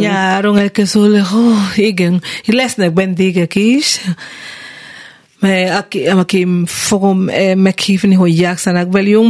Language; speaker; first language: Hungarian; non-native, learner; Spanish